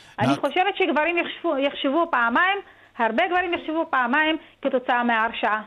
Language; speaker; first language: Hebrew; non-native, local second language; Arabic